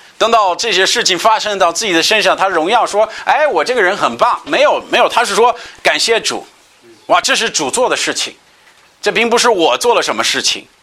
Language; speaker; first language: Chinese; non-native, fluent; English